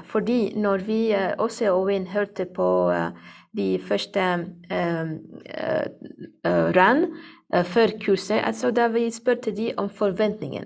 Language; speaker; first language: Norwegian; non-native, learner; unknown